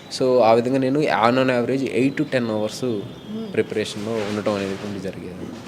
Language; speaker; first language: Telugu; native; Telugu